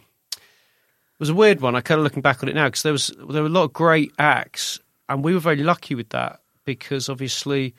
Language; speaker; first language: English; native; English